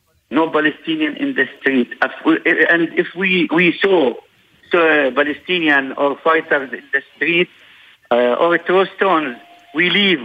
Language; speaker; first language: English; non-native, learner; Arabic